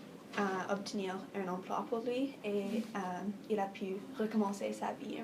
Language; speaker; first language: French; non-native, fluent; English